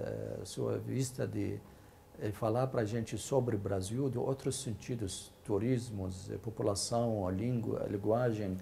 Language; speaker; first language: Portuguese; non-native, fluent; Arabic